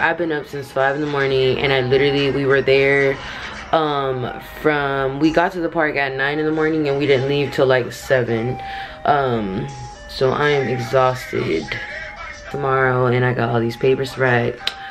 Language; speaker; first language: English; native; English